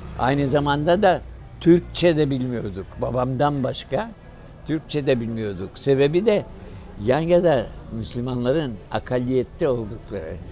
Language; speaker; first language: Turkish; early bilingual, other home language; Greek